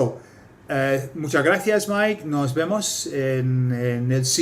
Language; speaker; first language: Spanish; non-native, fluent; English